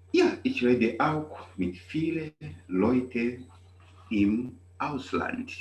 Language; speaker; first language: German; non-native, fluent; English